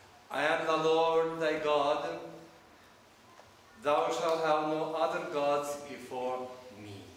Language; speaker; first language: English; non-native, fluent; Russian